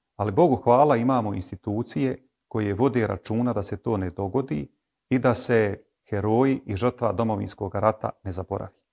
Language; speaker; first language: Croatian; native; Croatian